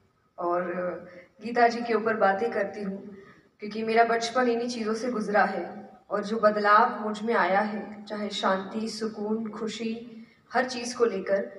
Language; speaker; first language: Hindi; non-native, local second language; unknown